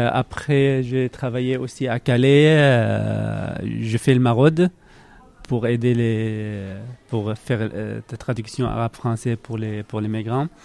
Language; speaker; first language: French; non-native, learner; Arabic